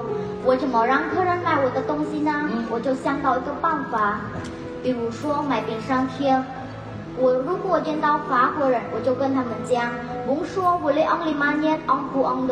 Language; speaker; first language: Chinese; non-native, learner; Khmer